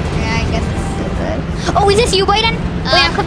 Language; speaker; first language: English; native; English